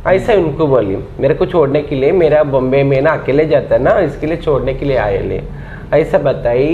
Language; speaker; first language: Hindi; non-native, local second language; Kannada